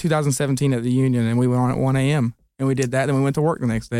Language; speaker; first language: English; native; English